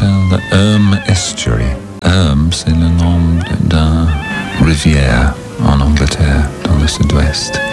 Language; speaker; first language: French; non-native, fluent; English